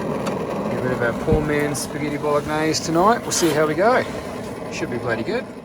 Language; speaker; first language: English; native; English